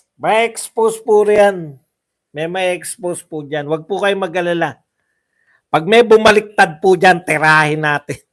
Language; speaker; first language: Filipino; non-native, local second language; Cebuano